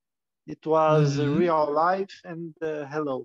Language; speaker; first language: English; non-native, learner; Portuguese